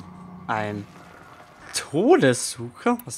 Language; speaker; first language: German; native; German